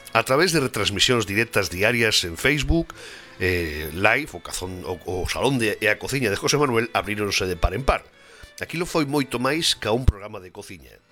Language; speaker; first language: Galician; native; Galician